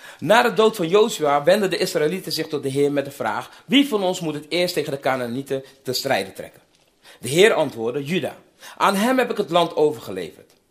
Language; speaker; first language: Dutch; non-native, fluent; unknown